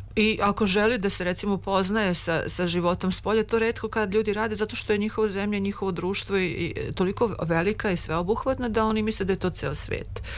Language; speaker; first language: Serbian; native; Serbian